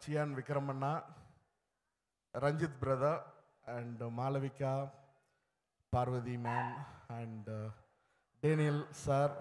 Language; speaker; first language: Telugu; native; Telugu